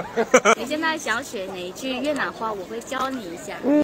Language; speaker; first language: Chinese; non-native, fluent; Vietnamese